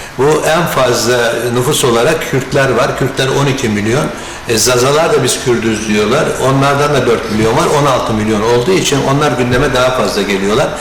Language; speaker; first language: Turkish; native; Turkish